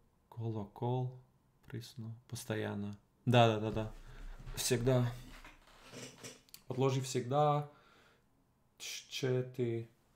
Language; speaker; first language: Russian; non-native, learner; Croatian